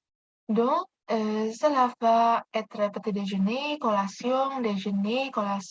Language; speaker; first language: French; non-native, learner; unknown